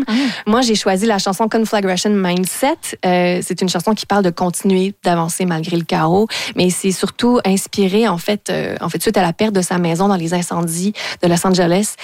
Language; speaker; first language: French; native; French